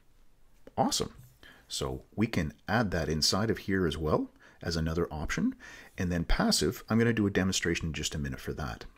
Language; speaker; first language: English; native; English